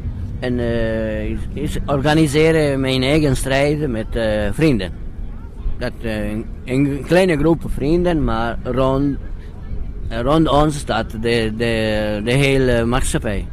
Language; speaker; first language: Dutch; non-native, learner; Italian